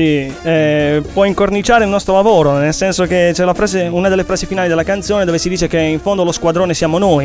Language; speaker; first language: Italian; native; Italian